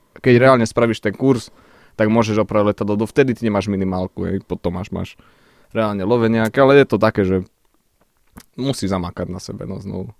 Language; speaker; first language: Slovak; early bilingual, other home language; Czech